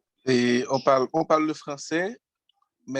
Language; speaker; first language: French; non-native, local second language; Haitian Creole